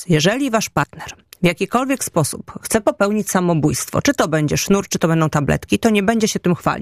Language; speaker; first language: Polish; native; Polish